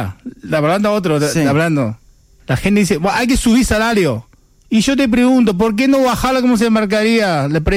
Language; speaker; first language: Spanish; non-native, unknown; Chinese